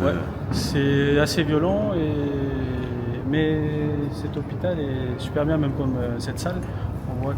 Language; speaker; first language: French; non-native, fluent; Russian